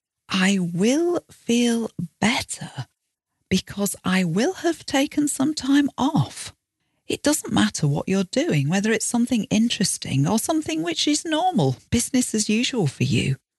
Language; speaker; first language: English; native; English